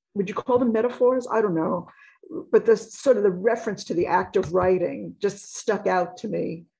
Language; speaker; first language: English; native; English